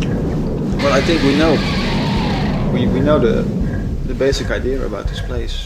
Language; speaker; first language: English; non-native, fluent; Dutch